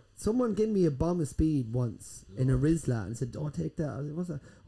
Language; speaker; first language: English; native; English